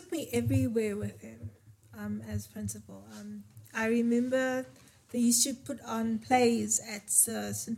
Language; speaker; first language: English; native; English